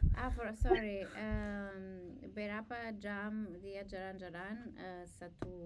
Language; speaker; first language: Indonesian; non-native, learner; Italian